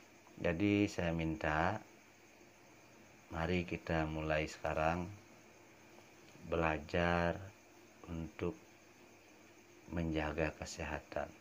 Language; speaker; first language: Indonesian; native; Indonesian